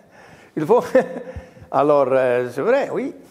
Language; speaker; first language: French; non-native, learner; Greek